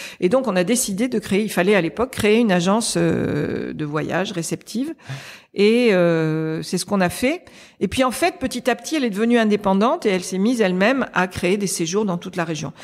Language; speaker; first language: French; native; French